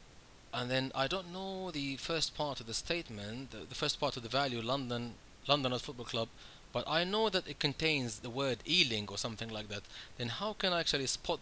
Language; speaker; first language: English; non-native, fluent; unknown